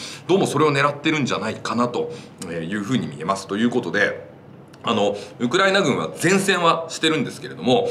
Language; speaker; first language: Japanese; native; Japanese